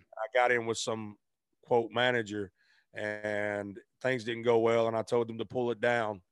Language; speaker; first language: English; native; English